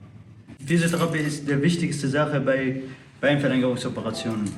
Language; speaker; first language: German; non-native, fluent; Arabic